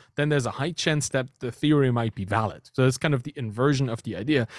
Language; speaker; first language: English; non-native, fluent; German